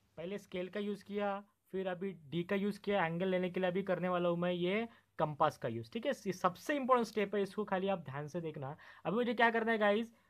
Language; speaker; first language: Hindi; non-native, local second language; Marathi